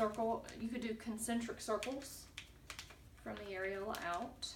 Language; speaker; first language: English; native; English